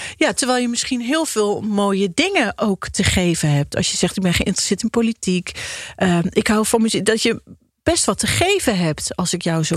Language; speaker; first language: Dutch; native; Dutch